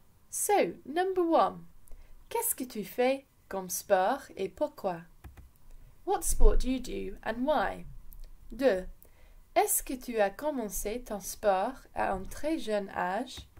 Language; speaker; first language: French; non-native, fluent; English